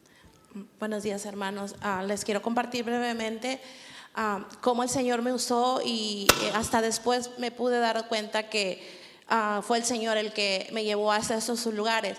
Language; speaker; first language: Spanish; native; Spanish